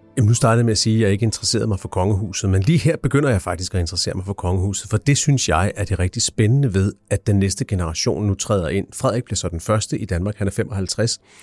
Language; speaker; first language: Danish; native; Danish